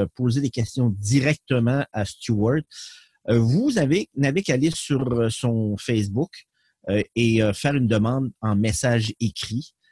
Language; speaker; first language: French; native; French